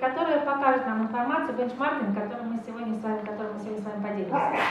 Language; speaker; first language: Russian; native; Russian